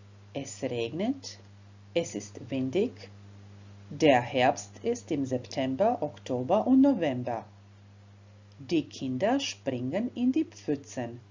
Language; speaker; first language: German; non-native, fluent; Croatian